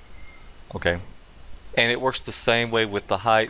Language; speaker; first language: English; native; English